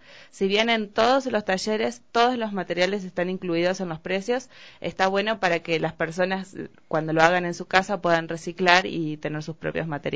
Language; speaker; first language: Spanish; native; Spanish